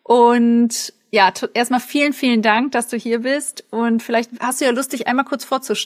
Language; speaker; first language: German; native; German